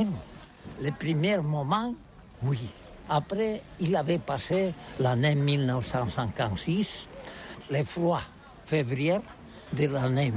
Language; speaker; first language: French; non-native, learner; Catalan